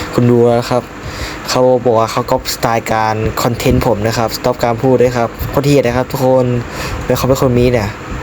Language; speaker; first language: Thai; native; Thai